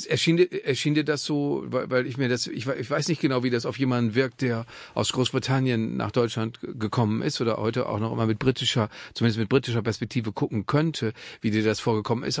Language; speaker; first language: German; native; German